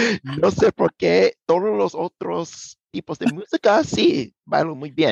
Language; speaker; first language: Spanish; non-native, learner; English